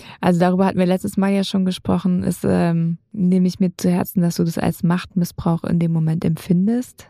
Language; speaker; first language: German; native; German